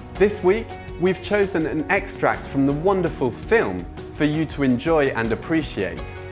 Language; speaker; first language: English; early bilingual, other home language; French